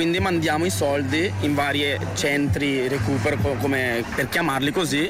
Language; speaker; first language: Italian; early bilingual, other home language; Sinhala